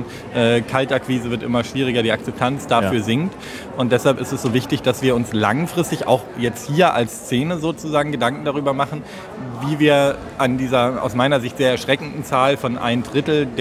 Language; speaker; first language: German; native; German